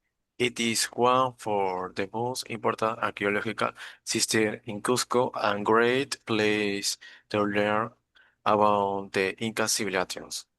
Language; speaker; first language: English; non-native, learner; Spanish